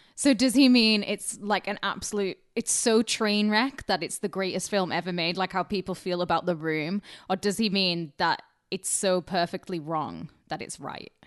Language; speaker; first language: English; native; English